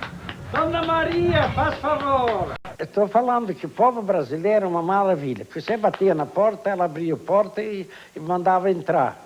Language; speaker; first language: Portuguese; non-native, fluent; Polish